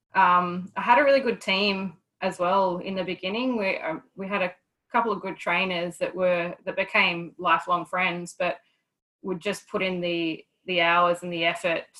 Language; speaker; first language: English; native; English